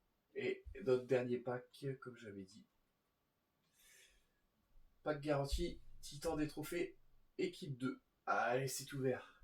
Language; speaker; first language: French; native; French